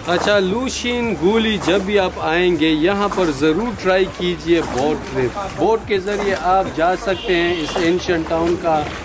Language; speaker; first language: Urdu; non-native, local second language; Pashto